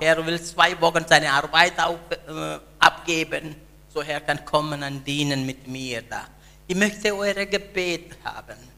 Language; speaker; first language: German; non-native, learner; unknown